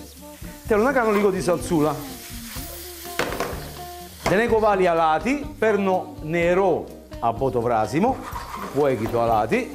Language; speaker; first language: Greek; non-native, learner; Italian